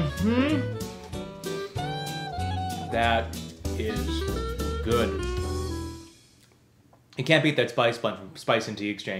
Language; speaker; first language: English; native; English